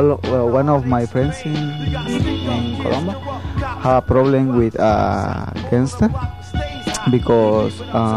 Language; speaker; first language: English; non-native, learner; Spanish